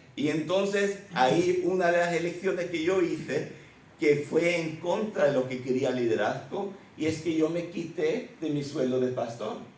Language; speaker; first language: Spanish; early bilingual, other home language; Swedish